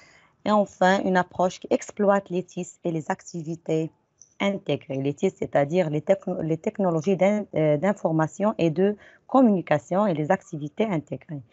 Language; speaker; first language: French; non-native, local second language; Arabic